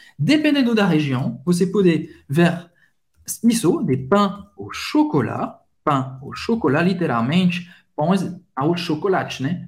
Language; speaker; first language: Portuguese; non-native, fluent; French